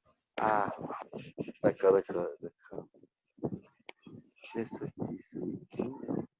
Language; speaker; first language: French; non-native, learner; Portuguese